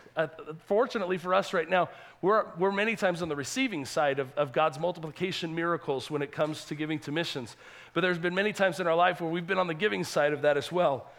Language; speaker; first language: English; native; English